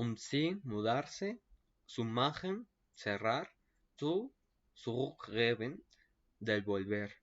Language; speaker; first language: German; non-native, learner; Spanish